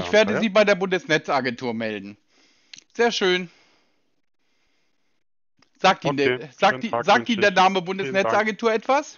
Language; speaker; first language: German; native; German